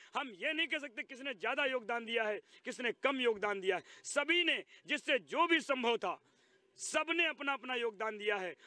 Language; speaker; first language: Hindi; native; Hindi